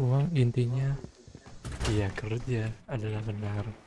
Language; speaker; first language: Indonesian; non-native, local second language; Javanese